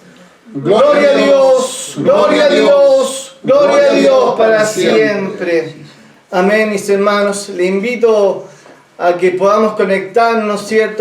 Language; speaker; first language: Spanish; native; Spanish